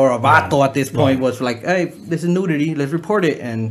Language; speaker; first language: English; early bilingual, other home language; Spanish